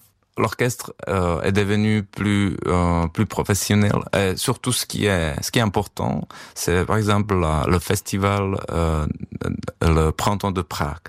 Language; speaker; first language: French; non-native, fluent; Czech